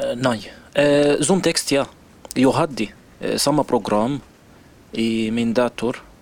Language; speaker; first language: Swedish; non-native, learner; Arabic